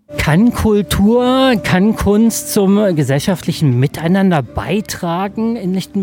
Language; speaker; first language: German; native; German